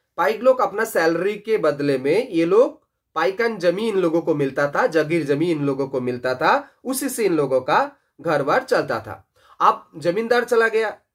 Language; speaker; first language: Hindi; non-native, local second language; Bangla